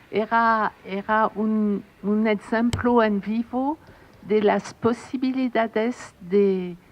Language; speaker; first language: Spanish; non-native, fluent; French